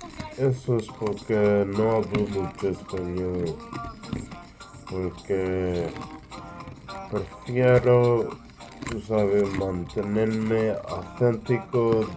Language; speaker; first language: Spanish; non-native, learner; English